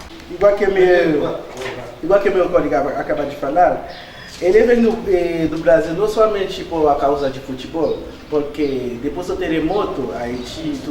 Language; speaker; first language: Portuguese; non-native, learner; Haitian Creole